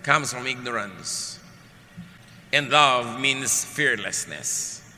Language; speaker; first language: English; non-native, local second language; Filipino